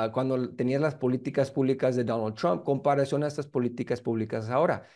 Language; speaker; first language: Spanish; early bilingual, heritage; Spanish